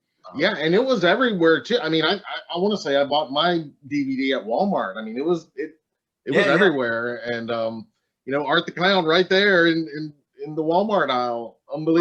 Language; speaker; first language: English; native; English